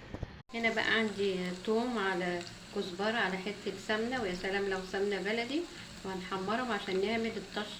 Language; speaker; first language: Arabic; native; Arabic